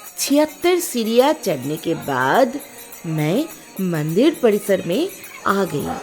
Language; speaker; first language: Hindi; non-native, local second language; Bangla